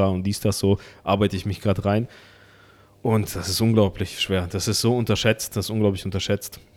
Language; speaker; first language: German; early bilingual, other home language; Russian